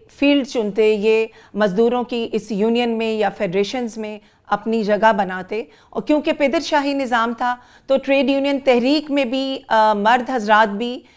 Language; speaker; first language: Urdu; native; Urdu